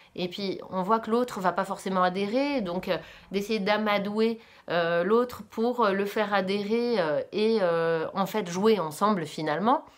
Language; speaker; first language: French; native; French